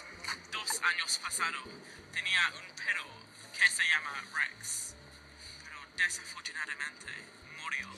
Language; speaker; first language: Spanish; non-native, learner; English